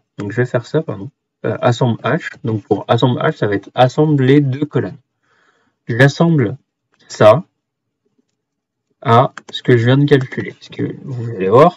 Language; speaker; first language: French; native; French